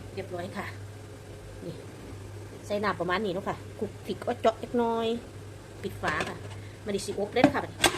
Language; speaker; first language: Thai; native; Thai